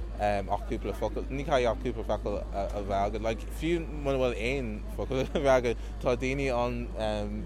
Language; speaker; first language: Irish; non-native, local second language; English